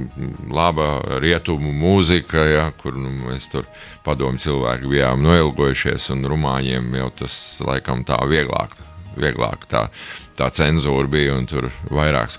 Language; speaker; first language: Latvian; native; Latvian